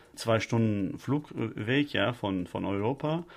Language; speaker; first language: German; non-native, fluent; Turkish